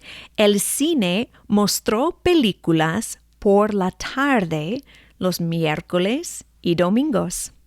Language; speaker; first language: Spanish; non-native, fluent; English